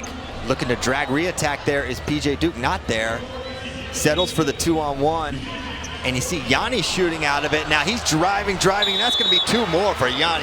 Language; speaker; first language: English; native; English